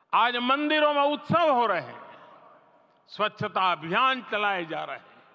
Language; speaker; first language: Hindi; non-native, local second language; Gujarati